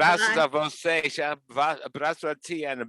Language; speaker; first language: Portuguese; non-native, learner; English